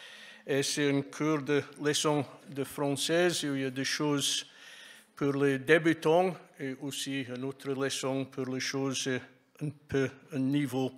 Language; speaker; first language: French; non-native, fluent; English